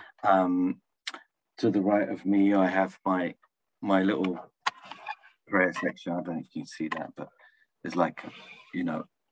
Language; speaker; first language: English; early bilingual, other home language; Punjabi